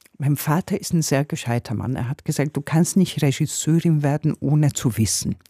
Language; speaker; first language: German; non-native, fluent; Hungarian